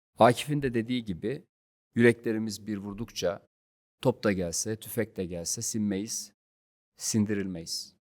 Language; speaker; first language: Turkish; native; Turkish